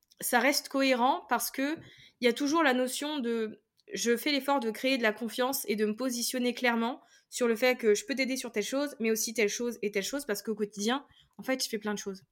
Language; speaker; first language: French; native; French